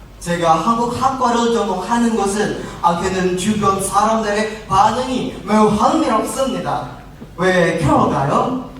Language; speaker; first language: Korean; non-native, fluent; Indonesian